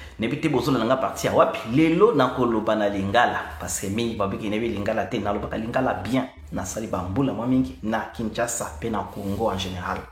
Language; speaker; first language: Lingala; non-native, local second language; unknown